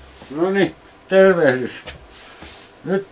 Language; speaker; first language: Finnish; native; Finnish